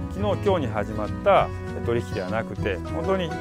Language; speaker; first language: Japanese; native; Japanese